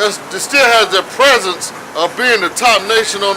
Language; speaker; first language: English; native; English